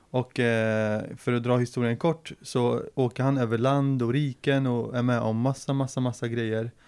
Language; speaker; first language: Swedish; early bilingual, other home language; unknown